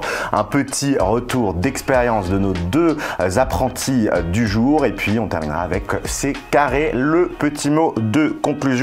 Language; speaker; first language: French; native; French